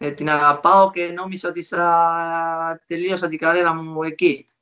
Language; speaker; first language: Greek; non-native, fluent; Spanish